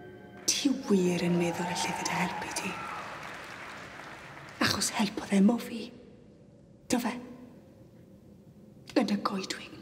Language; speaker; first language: Welsh; native; Welsh